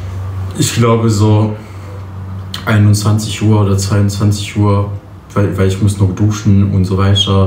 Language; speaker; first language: German; early bilingual, other home language; Polish